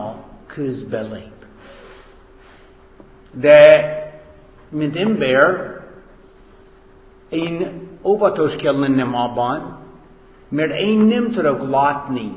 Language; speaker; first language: Hungarian; non-native, fluent; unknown